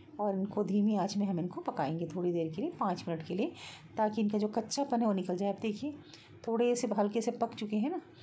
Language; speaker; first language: Hindi; native; Hindi